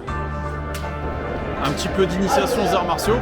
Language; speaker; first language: French; native; French